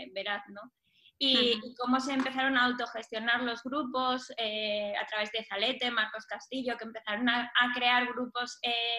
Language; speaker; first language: Spanish; native; Spanish